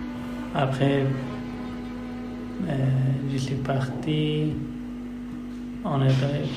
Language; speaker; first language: French; non-native, learner; Persian